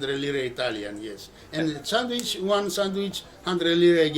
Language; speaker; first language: English; non-native, learner; Greek